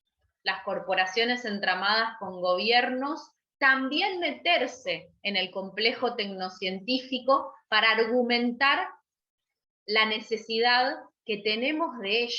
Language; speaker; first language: Spanish; native; Spanish